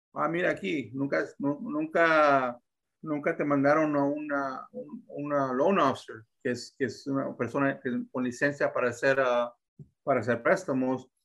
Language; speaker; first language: Spanish; early bilingual, heritage; Spanish